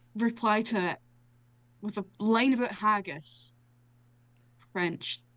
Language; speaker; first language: English; native; English